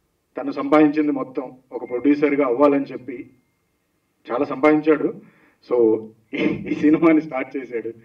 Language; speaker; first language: Telugu; native; Telugu